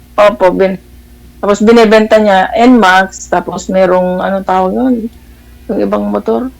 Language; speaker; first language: Filipino; non-native, local second language; Iloko